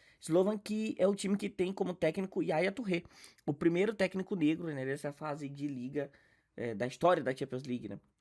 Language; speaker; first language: Portuguese; native; Portuguese